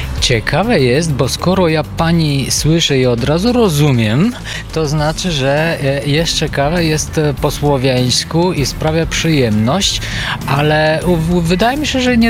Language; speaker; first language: Polish; non-native, fluent; Bulgarian